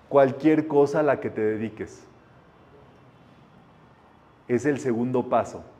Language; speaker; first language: Spanish; native; Spanish